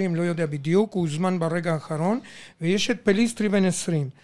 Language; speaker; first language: Hebrew; non-native, fluent; Spanish